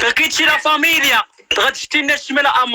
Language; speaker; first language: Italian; non-native, learner; Arabic